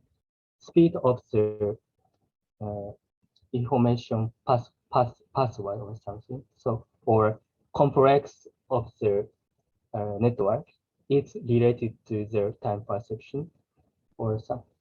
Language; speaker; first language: English; non-native, learner; Japanese